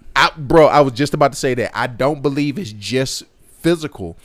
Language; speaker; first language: English; native; English